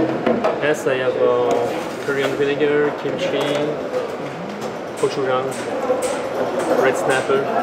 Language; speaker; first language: English; non-native, learner; French